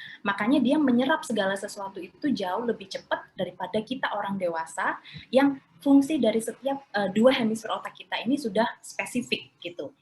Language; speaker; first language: Indonesian; non-native, local second language; Javanese